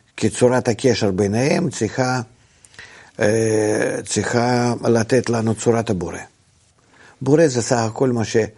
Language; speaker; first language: Hebrew; non-native, fluent; Russian